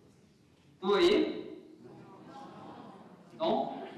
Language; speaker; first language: French; non-native, fluent; German